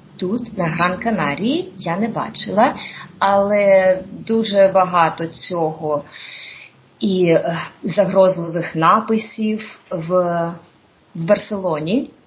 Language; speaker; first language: Ukrainian; native; Ukrainian